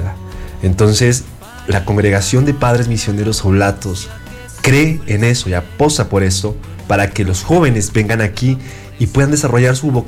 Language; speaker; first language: Spanish; native; Spanish